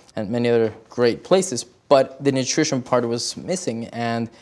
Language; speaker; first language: English; early bilingual, other home language; Spanish